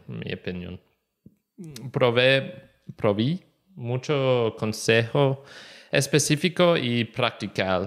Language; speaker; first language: Spanish; non-native, learner; English